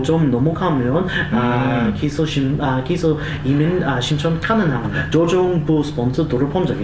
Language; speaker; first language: Korean; non-native, learner; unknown